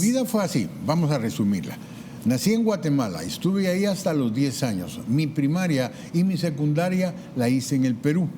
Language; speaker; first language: Spanish; native; Spanish